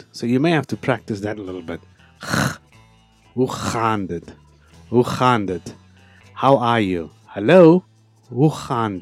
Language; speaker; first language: English; non-native, local second language; Afrikaans